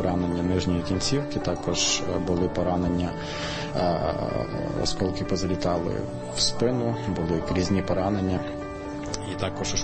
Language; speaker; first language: Ukrainian; native; Ukrainian